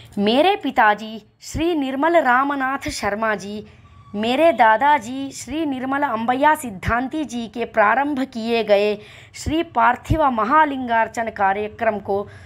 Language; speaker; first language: Hindi; non-native, local second language; Telugu